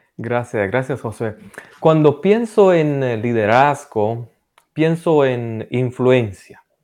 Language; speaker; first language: Spanish; non-native, fluent; Romanian